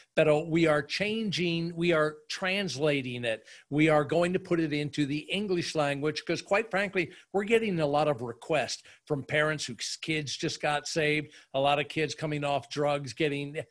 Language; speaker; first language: English; native; English